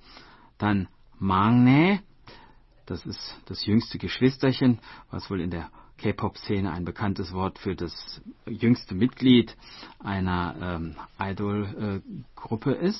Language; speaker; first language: German; native; German